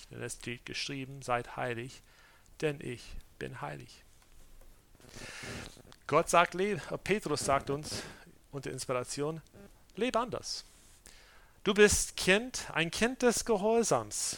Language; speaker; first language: German; non-native, fluent; English